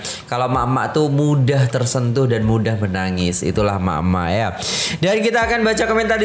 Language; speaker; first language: Indonesian; native; Indonesian